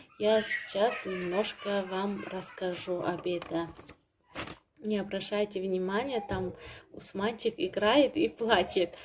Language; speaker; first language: Russian; non-native, learner; Tajik